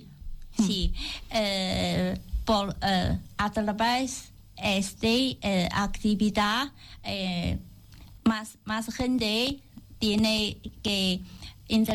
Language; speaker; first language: Spanish; non-native, learner; Chinese